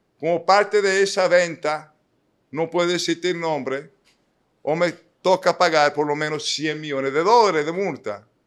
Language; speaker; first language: Spanish; non-native, fluent; Italian